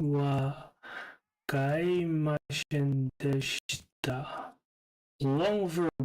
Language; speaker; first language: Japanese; non-native, learner; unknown